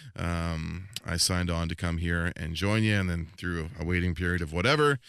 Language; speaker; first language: English; native; English